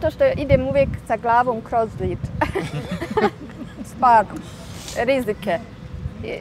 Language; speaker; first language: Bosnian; early bilingual, heritage; Bosnian